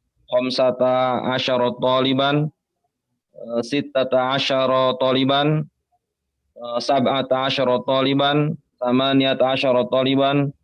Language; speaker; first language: Arabic; non-native, learner; Indonesian